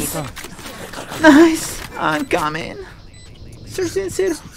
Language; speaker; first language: English; non-native, learner; Spanish